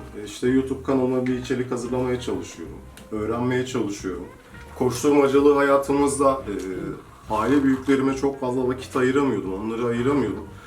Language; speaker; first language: Turkish; native; Turkish